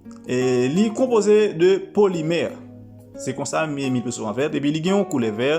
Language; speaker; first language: French; non-native, local second language; Haitian Creole